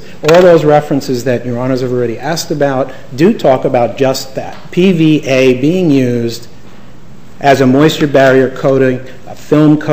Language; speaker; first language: English; native; English